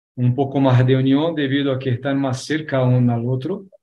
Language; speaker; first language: Spanish; native; Spanish